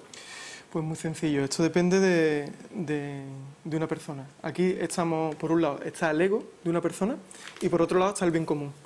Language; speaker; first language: Spanish; native; Spanish